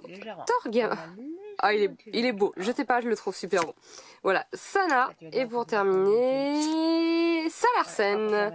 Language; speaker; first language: French; native; French